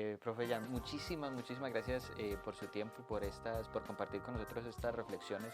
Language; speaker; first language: Spanish; native; Spanish